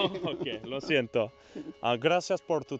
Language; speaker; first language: Spanish; non-native, learner; English